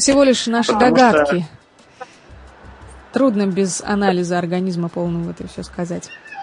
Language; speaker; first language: Russian; native; Russian